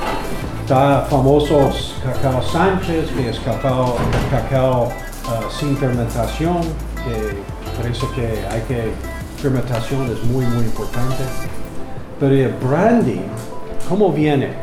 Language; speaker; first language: Spanish; non-native, learner; English